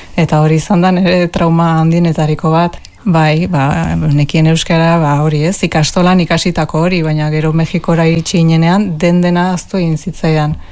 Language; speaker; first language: Basque; non-native, local second language; Spanish